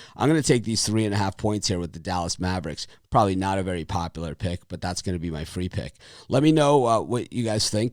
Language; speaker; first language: English; native; English